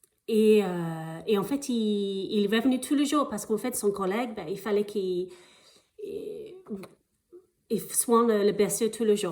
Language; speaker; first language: French; non-native, fluent; English